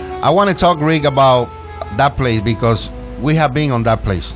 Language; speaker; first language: English; non-native, learner; Spanish